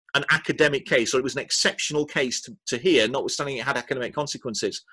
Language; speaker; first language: English; native; English